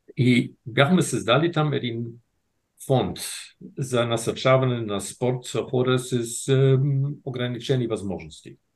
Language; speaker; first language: Bulgarian; non-native, fluent; German